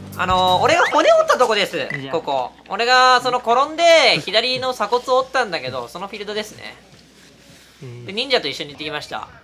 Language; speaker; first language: Japanese; native; Japanese